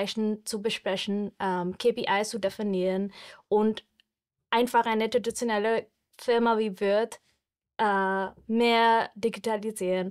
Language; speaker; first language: German; non-native, fluent; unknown